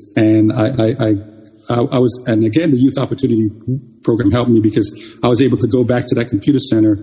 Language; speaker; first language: English; early bilingual, other home language; Jamaican Creole English